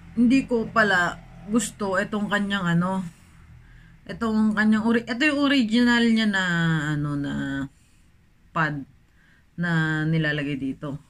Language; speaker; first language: Filipino; native; Filipino